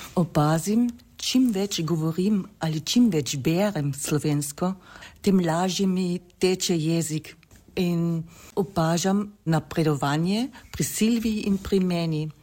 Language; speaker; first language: Slovenian; non-native, local second language; German